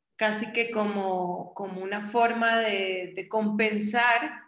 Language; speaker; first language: Spanish; native; Spanish